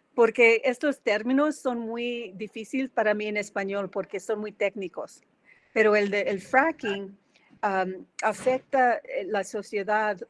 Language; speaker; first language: Spanish; non-native, learner; English